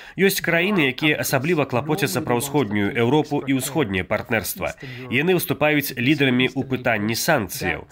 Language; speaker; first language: Belarusian; native; Belarusian